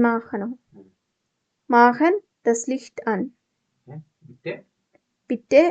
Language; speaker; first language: German; non-native, learner; Malayalam